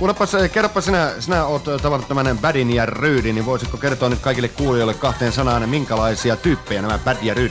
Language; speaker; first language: Finnish; native; Finnish